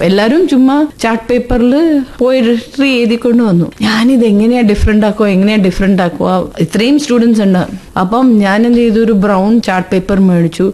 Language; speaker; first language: Malayalam; early bilingual, heritage; Malayalam